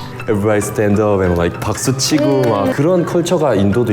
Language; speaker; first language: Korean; native; Korean